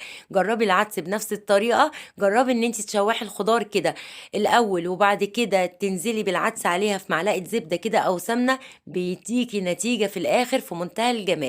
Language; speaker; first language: Arabic; native; Arabic